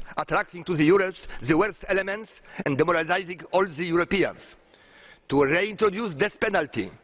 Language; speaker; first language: English; non-native, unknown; Polish